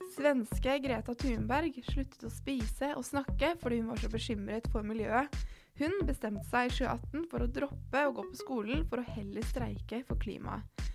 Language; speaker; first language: Norwegian; native; Norwegian